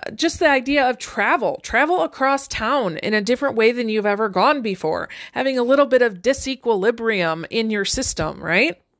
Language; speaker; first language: English; native; English